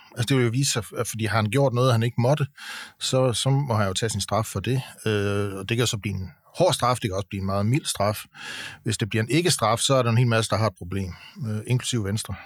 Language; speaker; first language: Danish; native; Danish